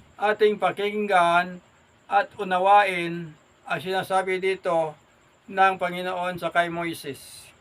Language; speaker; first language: Filipino; non-native, local second language; Hiligaynon